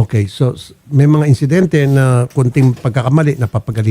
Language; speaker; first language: Filipino; native; Filipino